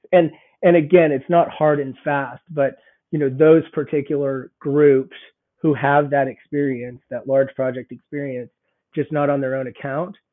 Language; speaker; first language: English; native; English